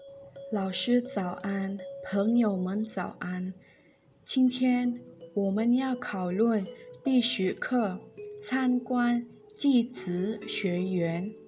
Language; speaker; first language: Chinese; non-native, local second language; Malay